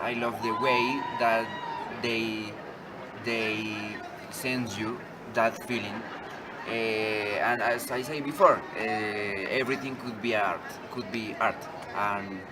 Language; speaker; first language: English; non-native, learner; Spanish